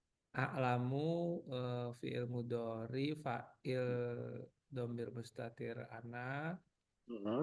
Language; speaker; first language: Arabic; non-native, learner; Indonesian